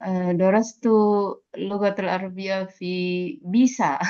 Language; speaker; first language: Arabic; non-native, learner; Indonesian